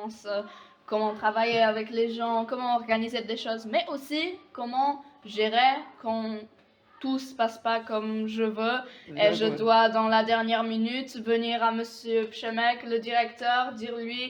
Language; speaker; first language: French; non-native, fluent; Polish